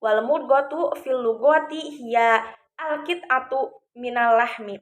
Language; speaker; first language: Arabic; non-native, learner; Indonesian